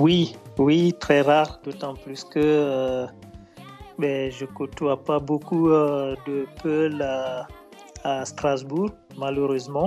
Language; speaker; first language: French; non-native, local second language; Fula